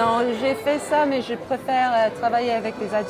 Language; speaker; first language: French; non-native, fluent; English